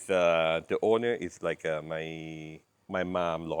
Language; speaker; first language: English; non-native, learner; Thai